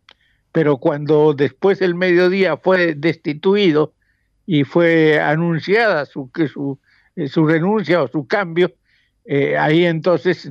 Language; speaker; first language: Spanish; native; Spanish